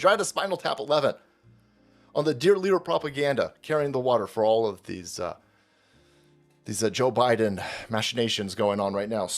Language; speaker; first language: English; native; English